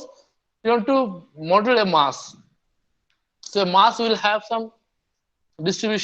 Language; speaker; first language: English; non-native, local second language; Bangla